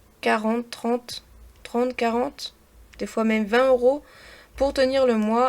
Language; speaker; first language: French; native; French